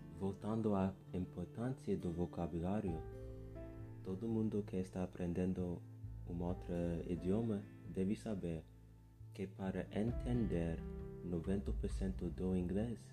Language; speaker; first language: Portuguese; non-native, fluent; English